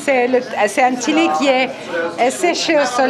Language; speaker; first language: French; non-native, fluent; Spanish